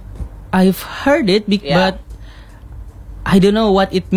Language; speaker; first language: English; non-native, learner; Indonesian